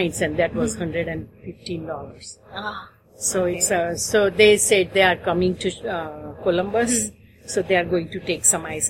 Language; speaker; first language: English; non-native, local second language; Gujarati